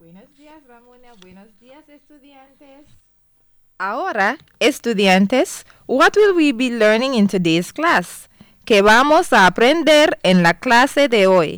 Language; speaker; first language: Spanish; non-native, fluent; English